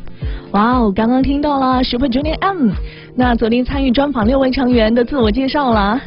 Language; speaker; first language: Chinese; native; Chinese